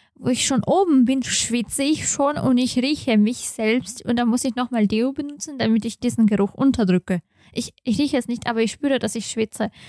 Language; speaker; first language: German; non-native, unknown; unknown